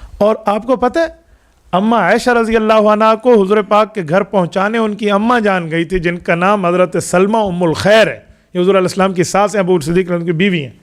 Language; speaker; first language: Urdu; non-native, local second language; Punjabi